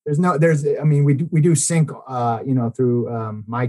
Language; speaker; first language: English; native; English